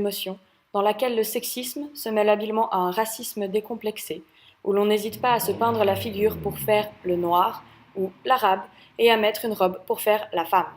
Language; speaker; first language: French; native; French